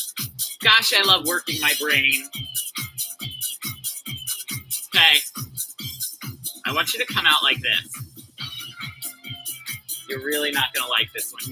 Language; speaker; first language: English; native; English